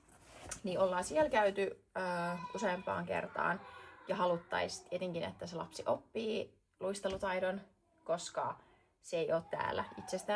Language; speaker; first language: Finnish; native; Finnish